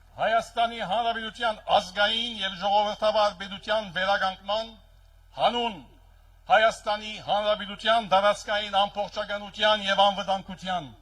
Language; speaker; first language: Armenian; early bilingual, heritage; Armenian